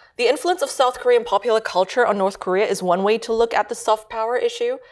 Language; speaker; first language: English; early bilingual, heritage; German